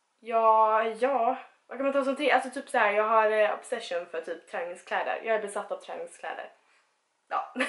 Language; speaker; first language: Swedish; early bilingual, other home language; Spanish